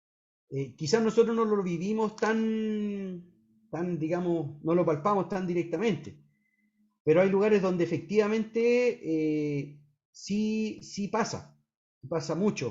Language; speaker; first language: Spanish; native; Spanish